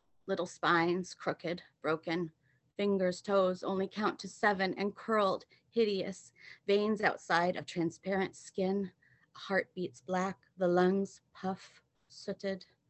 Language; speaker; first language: English; native; English